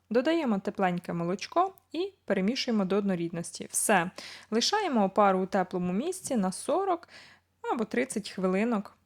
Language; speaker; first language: Ukrainian; native; Ukrainian